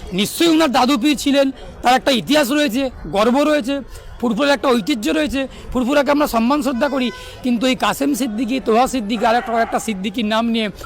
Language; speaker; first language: Bangla; native; Bangla